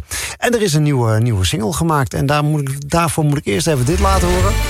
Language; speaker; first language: Dutch; native; Dutch